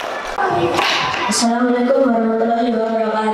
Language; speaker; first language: Indonesian; native; Indonesian